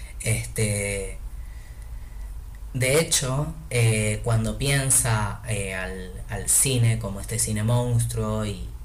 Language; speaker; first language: Spanish; native; Spanish